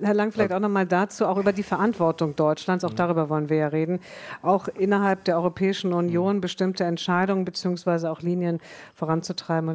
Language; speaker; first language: German; native; German